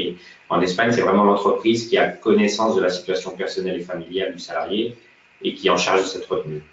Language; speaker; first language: French; native; French